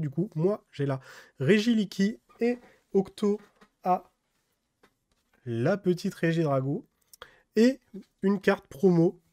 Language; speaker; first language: French; native; French